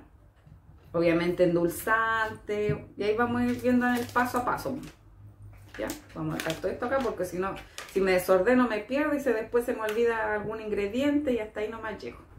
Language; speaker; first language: Spanish; native; Spanish